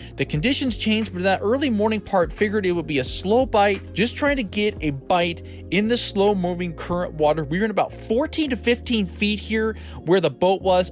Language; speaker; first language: English; native; English